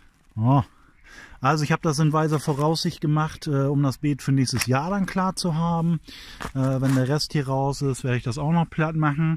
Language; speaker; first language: German; native; German